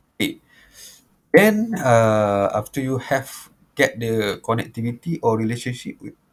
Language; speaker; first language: English; non-native, local second language; Malay